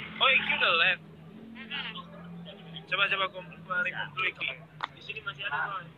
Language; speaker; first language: Indonesian; native; Indonesian